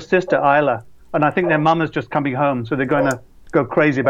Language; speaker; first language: English; native; English